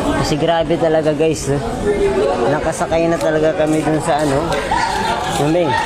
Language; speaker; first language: Filipino; non-native, local second language; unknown